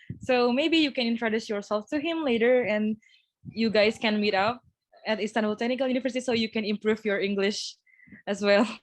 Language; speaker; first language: English; non-native, fluent; Indonesian